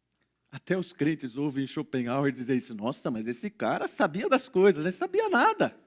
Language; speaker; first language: Portuguese; native; Portuguese